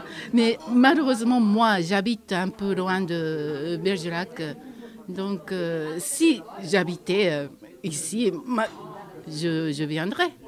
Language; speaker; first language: French; non-native, fluent; Japanese